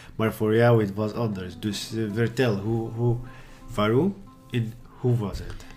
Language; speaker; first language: Dutch; non-native, learner; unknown